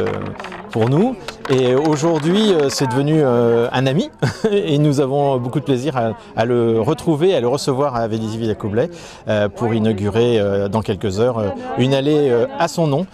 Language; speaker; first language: French; native; French